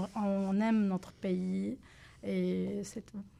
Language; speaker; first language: French; non-native, local second language; Arabic